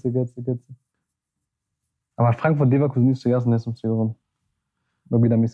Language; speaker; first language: Macedonian; early bilingual, heritage; German